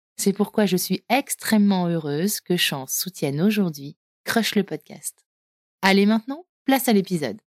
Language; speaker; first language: French; native; French